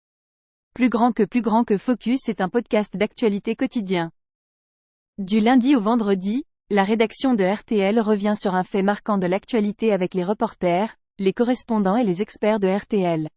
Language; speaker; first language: French; native; French